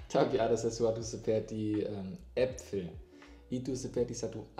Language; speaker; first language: Indonesian; non-native, learner; German